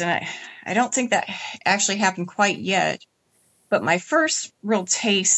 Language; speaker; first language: English; native; English